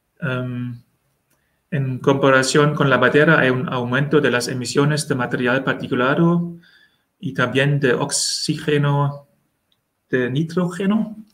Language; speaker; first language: Spanish; non-native, learner; German